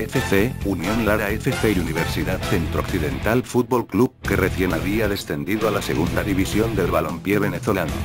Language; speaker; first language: Spanish; native; Spanish